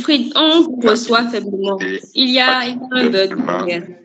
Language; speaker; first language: French; native; French